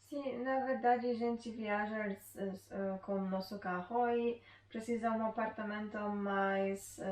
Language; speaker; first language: Portuguese; non-native, learner; Polish